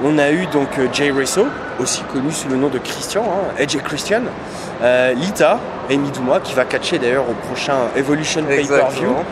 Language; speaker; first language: French; native; French